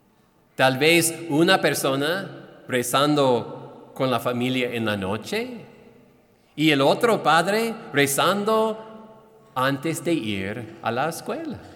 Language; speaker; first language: Spanish; non-native, fluent; English